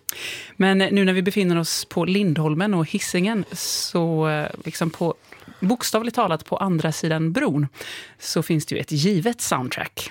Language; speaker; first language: Swedish; native; Swedish